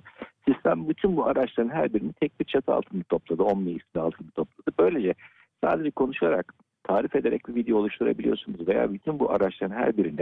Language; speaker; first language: Turkish; native; Turkish